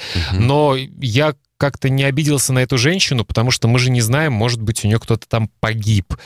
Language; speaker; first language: Russian; native; Russian